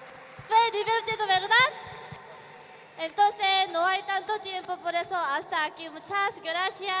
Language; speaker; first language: Spanish; non-native, learner; Korean